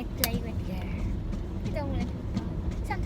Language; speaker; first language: English; non-native, learner; Vietnamese